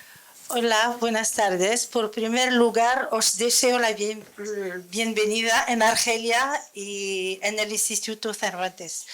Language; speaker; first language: Spanish; non-native, learner; Arabic